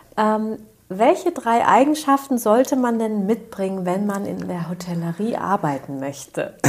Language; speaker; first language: German; early bilingual, other home language; Turkish